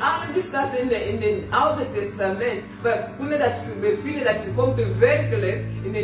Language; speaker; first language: Dutch; non-native, learner; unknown